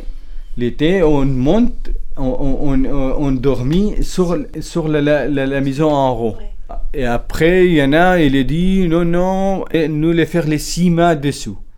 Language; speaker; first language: French; non-native, learner; Kurdish